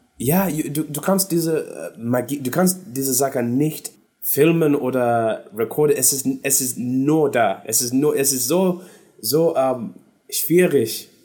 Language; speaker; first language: German; non-native, learner; English